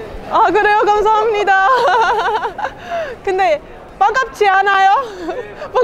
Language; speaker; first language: Korean; non-native, fluent; Estonian